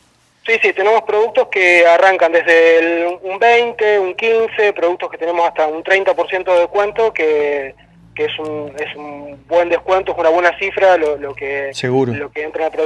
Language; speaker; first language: Spanish; native; Spanish